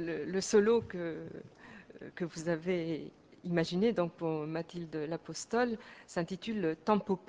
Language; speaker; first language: French; native; French